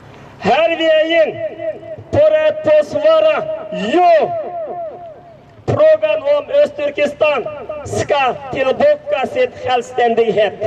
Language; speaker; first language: Swedish; non-native, learner; Uyghur